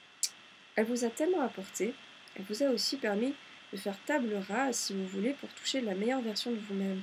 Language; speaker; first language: French; native; French